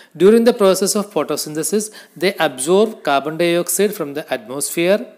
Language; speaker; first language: English; non-native, local second language; Malayalam